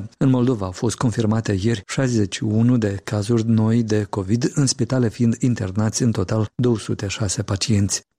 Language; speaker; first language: Romanian; native; Romanian